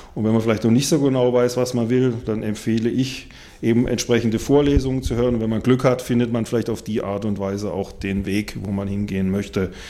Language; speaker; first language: German; native; German